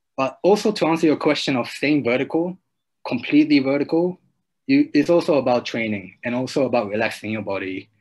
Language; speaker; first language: English; early bilingual, other home language; Japanese